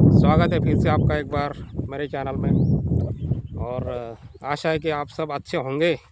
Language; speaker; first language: Hindi; non-native, local second language; Marathi